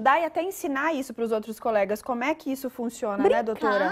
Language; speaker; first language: Portuguese; native; Portuguese